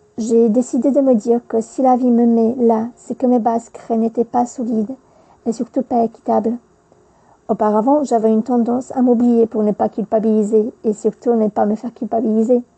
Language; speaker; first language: French; non-native, fluent; Polish